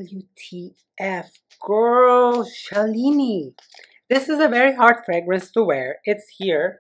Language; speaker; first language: English; non-native, fluent; Turkish